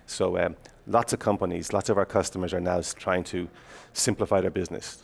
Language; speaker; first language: English; native; English